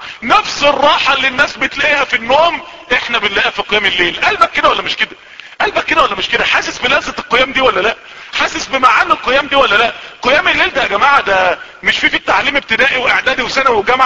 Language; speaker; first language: Arabic; native; Arabic